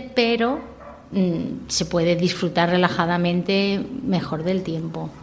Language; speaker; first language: Spanish; non-native, local second language; Catalan